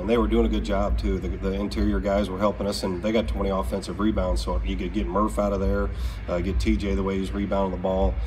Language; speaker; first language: English; native; English